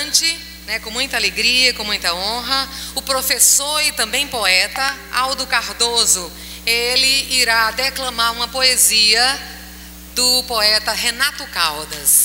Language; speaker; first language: Portuguese; native; Portuguese